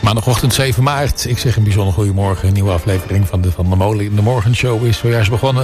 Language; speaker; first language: Dutch; native; Dutch